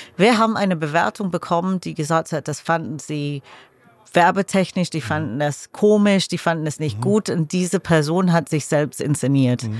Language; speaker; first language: German; non-native, fluent; English